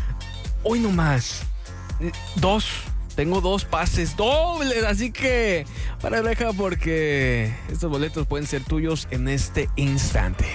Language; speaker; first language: Spanish; native; Spanish